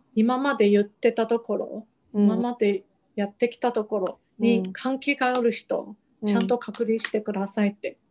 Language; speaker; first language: Japanese; non-native, fluent; Chinese